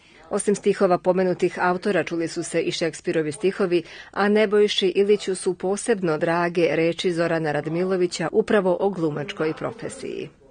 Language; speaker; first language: Serbian; native; Serbian